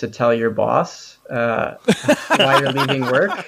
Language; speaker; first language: English; native; English